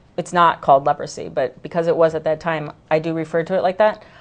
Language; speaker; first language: English; native; English